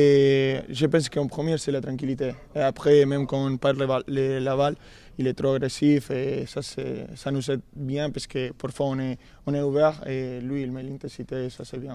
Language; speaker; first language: French; non-native, fluent; Spanish